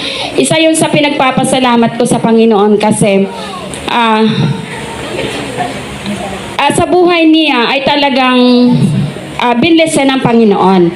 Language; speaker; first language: Filipino; native; Filipino